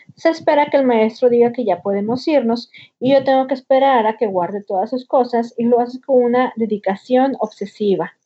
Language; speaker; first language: Spanish; native; Spanish